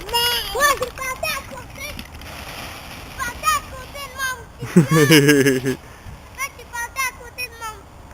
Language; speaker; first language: French; native; French